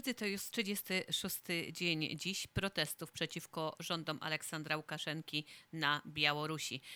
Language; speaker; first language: Polish; native; Polish